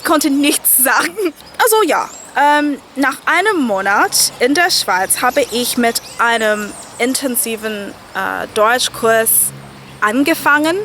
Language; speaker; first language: German; non-native, fluent; English